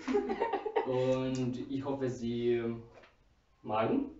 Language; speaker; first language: German; non-native, learner; Turkish